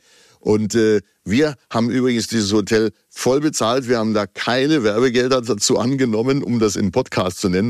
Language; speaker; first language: German; native; German